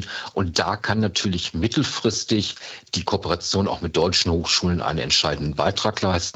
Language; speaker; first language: German; native; German